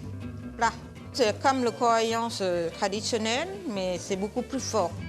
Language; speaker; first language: French; non-native, fluent; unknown